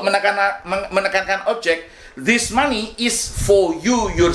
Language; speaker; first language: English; non-native, fluent; Indonesian